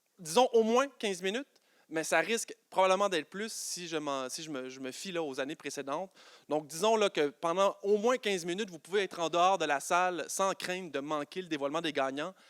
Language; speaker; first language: French; native; French